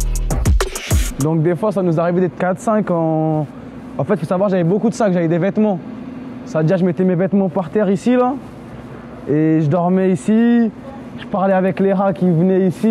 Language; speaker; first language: French; early bilingual, other home language; Portuguese